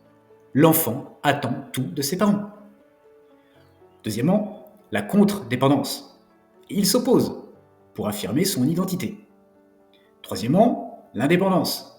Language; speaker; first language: French; native; French